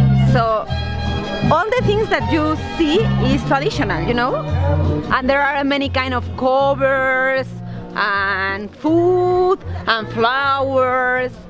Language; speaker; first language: English; non-native, learner; Spanish